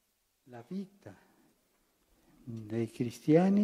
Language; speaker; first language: Italian; early bilingual, heritage; Spanish